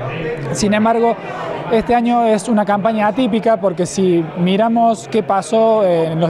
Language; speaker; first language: Spanish; native; Spanish